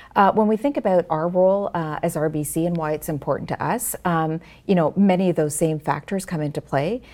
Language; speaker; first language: English; native; English